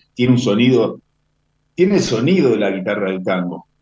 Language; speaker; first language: Spanish; native; Spanish